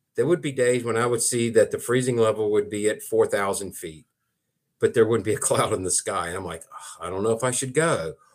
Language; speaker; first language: English; native; English